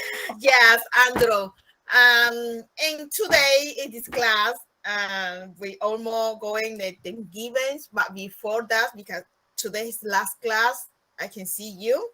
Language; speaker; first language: English; non-native, learner; Spanish